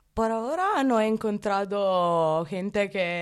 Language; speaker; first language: Spanish; non-native, learner; Italian